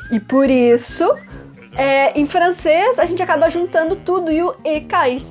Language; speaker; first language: Portuguese; native; Portuguese